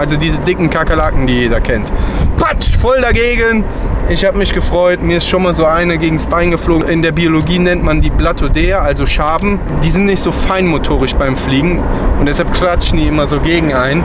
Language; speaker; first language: German; native; German